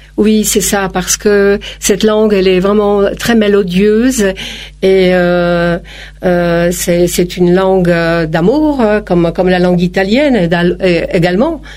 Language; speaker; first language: French; non-native, fluent; Polish